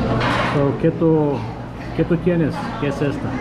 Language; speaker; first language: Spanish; non-native, learner; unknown